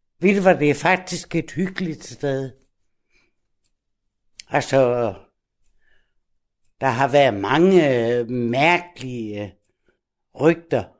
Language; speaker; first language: Danish; non-native, fluent; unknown